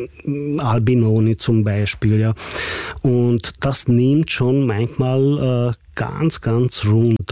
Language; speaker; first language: German; non-native, fluent; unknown